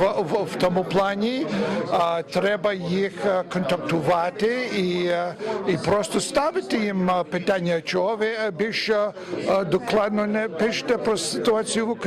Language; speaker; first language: Ukrainian; early bilingual, heritage; Ukrainian